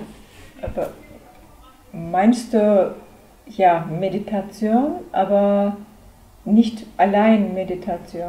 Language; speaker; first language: German; non-native, learner; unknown